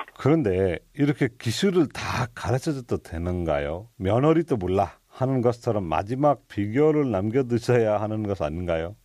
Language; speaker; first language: Korean; non-native, fluent; Nepali